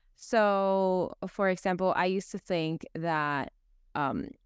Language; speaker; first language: English; early bilingual, other home language; Spanish